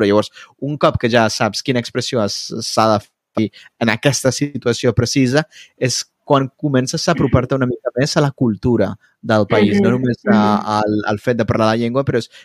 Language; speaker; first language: Catalan; non-native, fluent; Spanish